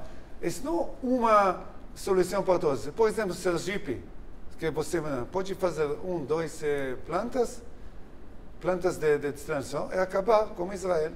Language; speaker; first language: Portuguese; non-native, learner; Hebrew